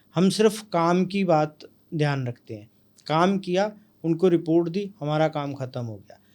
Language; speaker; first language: Hindi; non-native, local second language; Punjabi